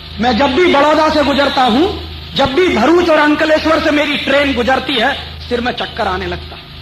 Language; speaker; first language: Hindi; native; Hindi